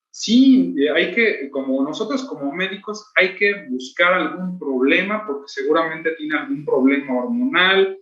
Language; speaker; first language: Spanish; native; Spanish